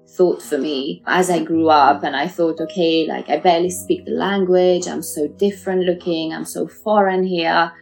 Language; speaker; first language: English; non-native, local second language; Persian